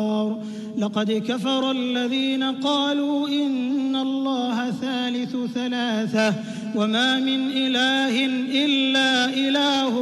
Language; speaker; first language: Arabic; native; Arabic